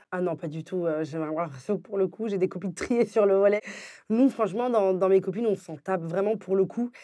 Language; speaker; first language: French; early bilingual, other home language; Arabic